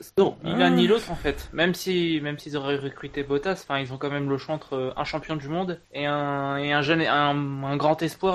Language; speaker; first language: French; native; French